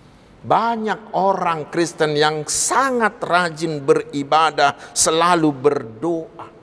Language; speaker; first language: Indonesian; non-native, local second language; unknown